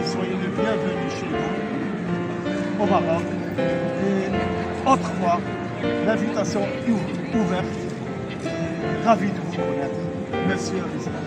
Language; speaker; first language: French; non-native, local second language; Arabic